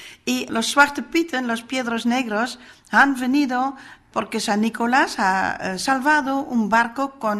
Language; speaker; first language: Spanish; non-native, fluent; Dutch